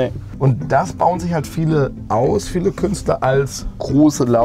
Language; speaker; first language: German; native; German